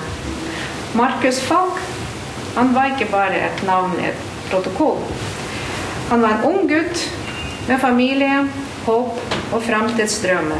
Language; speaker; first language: Norwegian; non-native, fluent; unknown